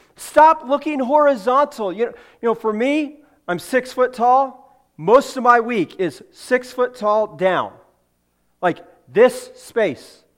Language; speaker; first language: English; native; English